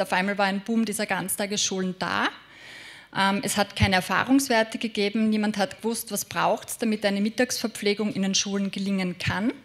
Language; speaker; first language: German; native; German